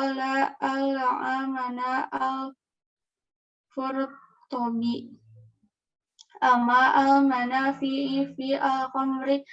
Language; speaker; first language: Arabic; non-native, learner; Indonesian